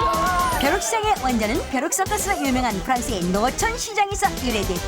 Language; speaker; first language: Korean; native; Korean